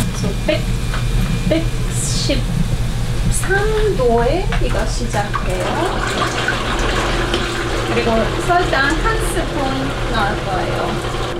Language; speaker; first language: Korean; non-native, learner; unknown